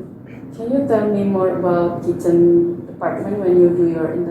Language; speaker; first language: English; non-native, learner; Indonesian